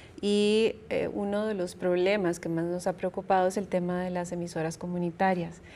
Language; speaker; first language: Spanish; native; Spanish